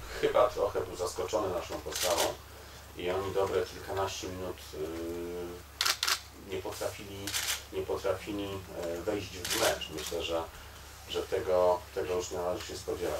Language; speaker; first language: Polish; native; Polish